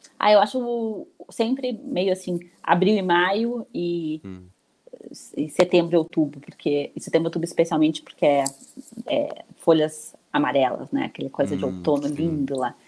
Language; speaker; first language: Portuguese; native; Portuguese